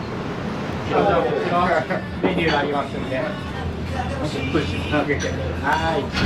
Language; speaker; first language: Japanese; native; Japanese